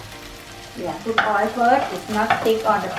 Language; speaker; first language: English; non-native, learner; Thai